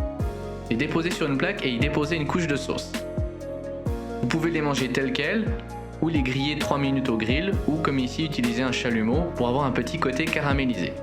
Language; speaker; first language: French; native; French